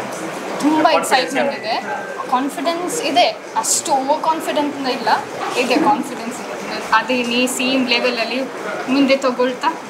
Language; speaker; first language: Kannada; non-native, local second language; Konkani